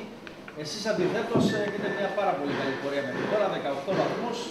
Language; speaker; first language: Greek; native; Greek